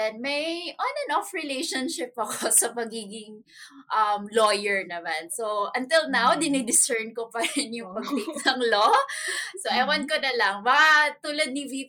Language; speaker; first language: English; non-native, local second language; Cebuano